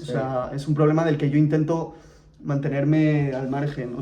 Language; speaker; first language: Spanish; native; Spanish